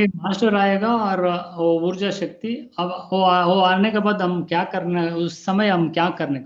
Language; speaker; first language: Hindi; non-native, local second language; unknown